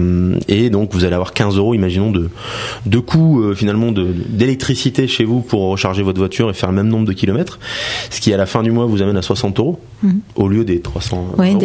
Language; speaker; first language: French; native; French